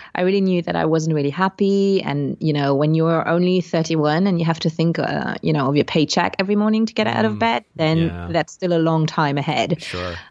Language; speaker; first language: English; non-native, fluent; Luxembourgish